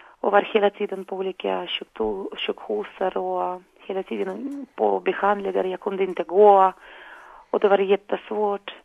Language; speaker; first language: Swedish; non-native, fluent; Russian